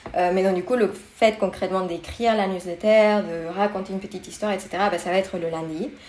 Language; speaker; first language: French; non-native, fluent; Spanish